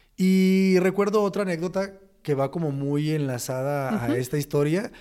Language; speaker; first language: Spanish; native; Spanish